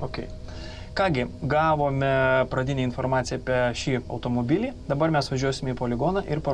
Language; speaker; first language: Lithuanian; native; Lithuanian